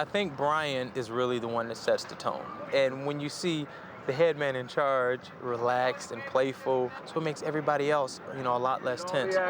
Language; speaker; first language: English; native; English